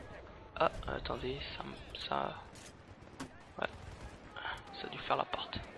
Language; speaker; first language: French; native; French